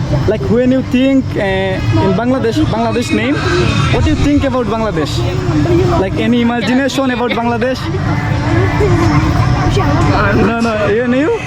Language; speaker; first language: English; non-native, learner; Bangla